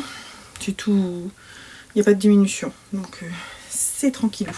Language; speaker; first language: French; native; French